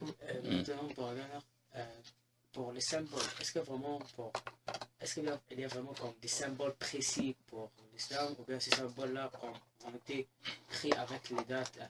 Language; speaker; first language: French; non-native, fluent; Arabic